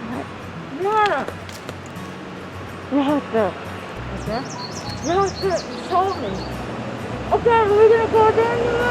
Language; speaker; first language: English; non-native, fluent; Japanese